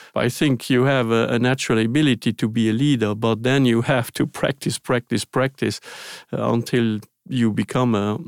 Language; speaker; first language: English; non-native, fluent; Luxembourgish